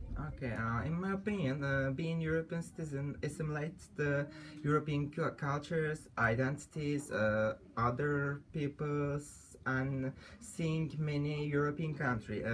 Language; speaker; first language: English; non-native, learner; Turkish